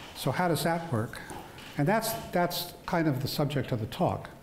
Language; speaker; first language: English; native; English